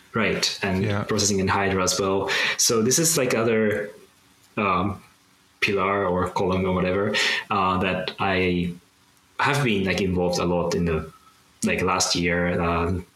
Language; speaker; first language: English; non-native, fluent; Japanese